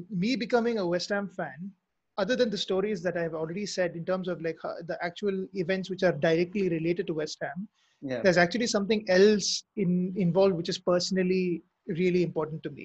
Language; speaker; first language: English; non-native, local second language; Mizo